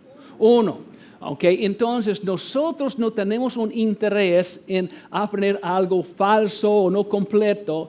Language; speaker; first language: Spanish; non-native, fluent; English